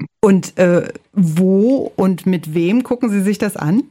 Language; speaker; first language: German; native; German